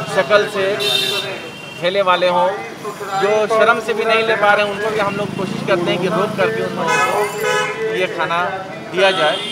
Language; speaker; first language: Hindi; native; Hindi